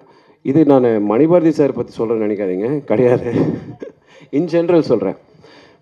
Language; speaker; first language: Tamil; native; Tamil